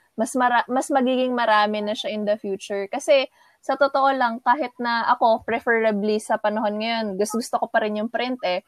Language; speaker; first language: Filipino; native; Filipino